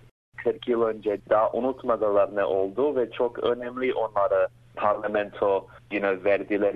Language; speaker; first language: Turkish; early bilingual, heritage; Turkish